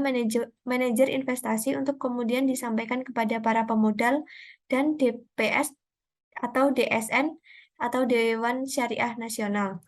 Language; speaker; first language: Indonesian; native; Indonesian